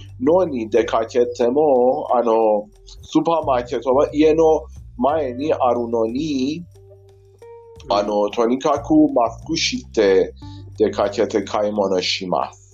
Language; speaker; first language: Japanese; non-native, learner; Persian